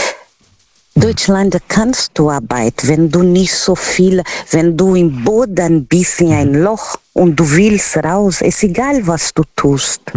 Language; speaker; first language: German; non-native, learner; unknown